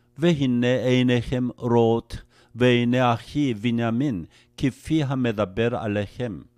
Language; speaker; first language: Hebrew; non-native, fluent; Korean